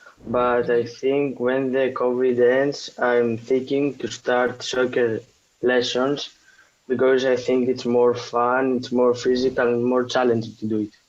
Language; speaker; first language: English; non-native, fluent; Greek